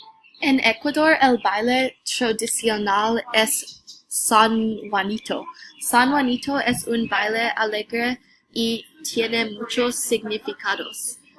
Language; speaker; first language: Spanish; non-native, learner; English